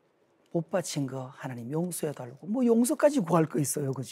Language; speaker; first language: Korean; native; Korean